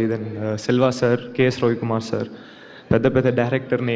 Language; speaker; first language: Telugu; non-native, learner; Tamil